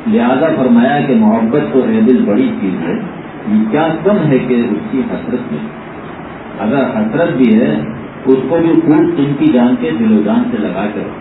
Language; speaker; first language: Urdu; native; Urdu